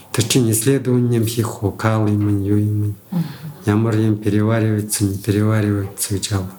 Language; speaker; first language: Russian; non-native, local second language; Buriat